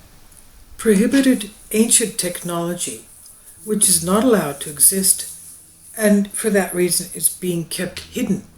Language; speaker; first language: English; non-native, fluent; Greek